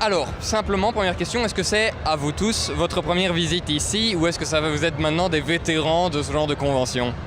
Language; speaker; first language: French; native; French